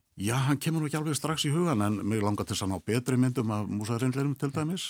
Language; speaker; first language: Icelandic; native; Icelandic